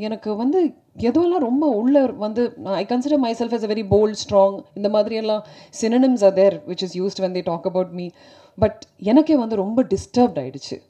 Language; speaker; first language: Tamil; non-native, fluent; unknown